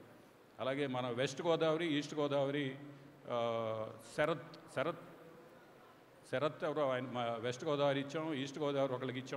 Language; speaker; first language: Telugu; native; Telugu